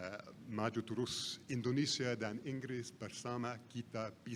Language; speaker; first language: Indonesian; non-native, fluent; English